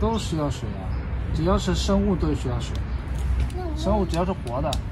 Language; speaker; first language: Chinese; native; Chinese